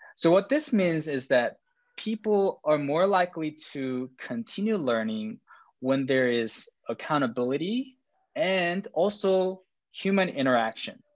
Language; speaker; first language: English; non-native, fluent; Korean